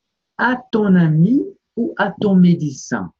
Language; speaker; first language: French; non-native, fluent; Portuguese